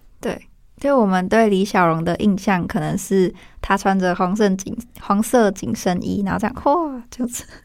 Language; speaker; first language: Chinese; native; Chinese